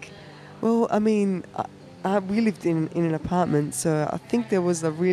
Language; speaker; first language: English; early bilingual, other home language; German